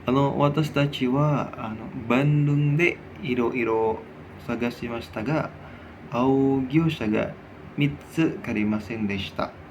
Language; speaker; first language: Japanese; non-native, learner; Indonesian